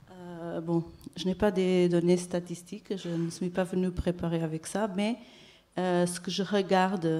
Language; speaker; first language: French; non-native, fluent; Portuguese